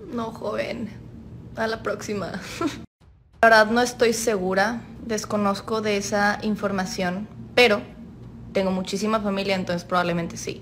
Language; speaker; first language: Spanish; native; Spanish